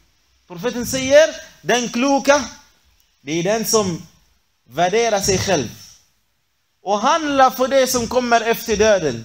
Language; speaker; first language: Swedish; non-native, fluent; Arabic